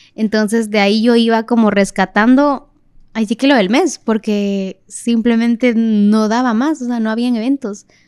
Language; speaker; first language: Spanish; native; Spanish